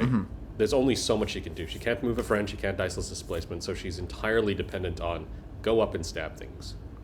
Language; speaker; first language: English; native; English